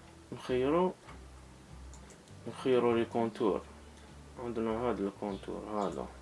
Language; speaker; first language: Arabic; native; Arabic